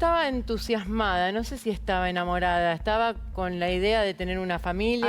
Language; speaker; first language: Spanish; native; Spanish